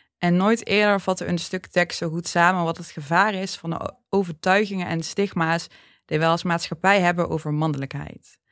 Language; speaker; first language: Dutch; early bilingual, other home language; Turkish